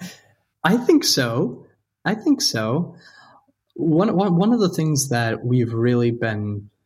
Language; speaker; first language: English; native; English